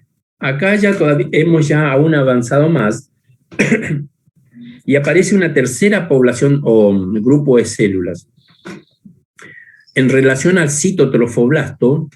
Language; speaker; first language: Spanish; native; Spanish